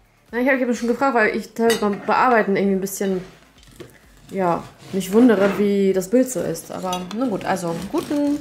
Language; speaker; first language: German; native; German